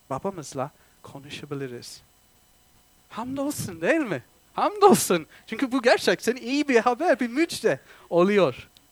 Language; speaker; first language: Turkish; non-native, fluent; English